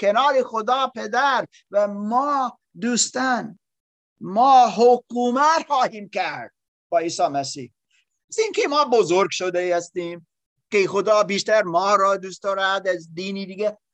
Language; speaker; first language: Persian; non-native, learner; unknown